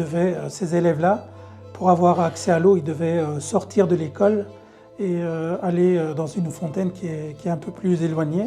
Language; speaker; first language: French; early bilingual, other home language; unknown